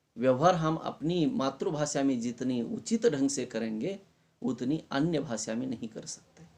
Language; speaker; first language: Hindi; non-native, local second language; Marathi